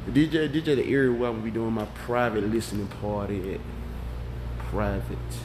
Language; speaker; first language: English; native; English